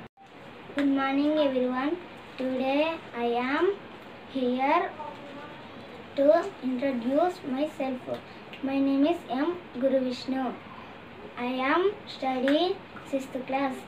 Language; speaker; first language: English; non-native, learner; Telugu